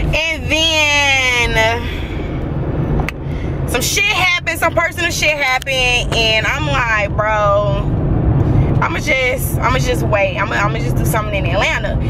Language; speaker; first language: English; native; English